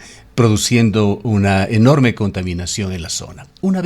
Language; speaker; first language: Spanish; native; Spanish